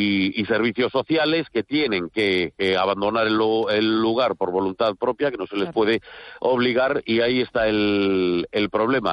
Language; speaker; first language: Spanish; native; Spanish